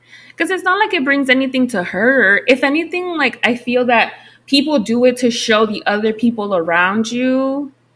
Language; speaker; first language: English; early bilingual, other home language; Spanish